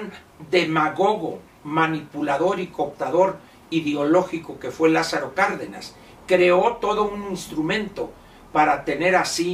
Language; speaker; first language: Spanish; native; Spanish